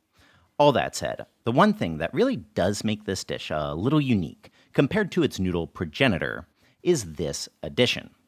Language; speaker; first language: English; native; English